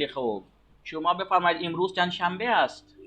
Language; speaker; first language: Persian; non-native, fluent; Urdu